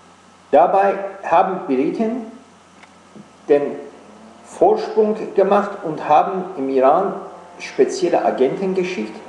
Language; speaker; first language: German; non-native, fluent; Persian